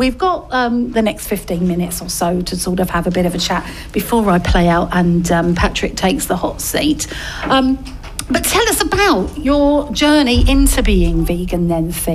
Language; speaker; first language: English; native; English